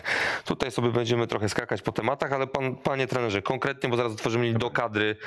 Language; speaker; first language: Polish; native; Polish